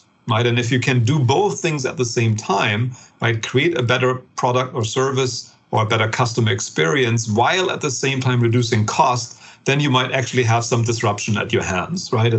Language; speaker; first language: English; non-native, fluent; German